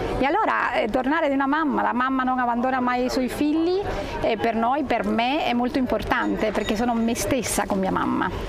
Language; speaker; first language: Italian; non-native, fluent; Spanish